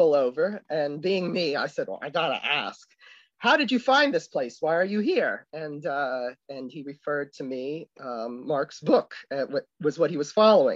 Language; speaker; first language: English; native; English